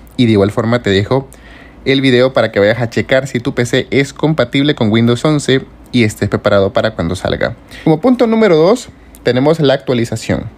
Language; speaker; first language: Spanish; native; Spanish